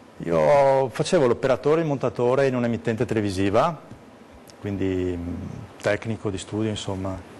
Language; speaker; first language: Italian; native; Italian